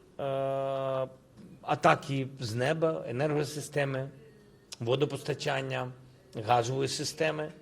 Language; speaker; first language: Ukrainian; non-native, local second language; Russian